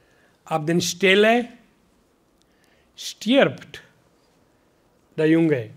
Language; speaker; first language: German; non-native, learner; Hindi